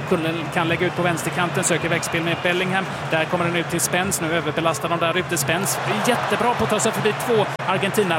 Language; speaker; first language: Swedish; native; Swedish